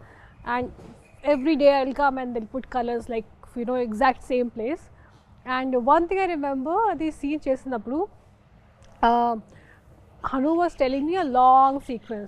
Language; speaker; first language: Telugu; non-native, local second language; Hindi